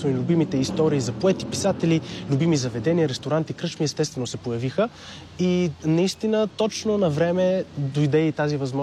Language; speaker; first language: Bulgarian; native; Bulgarian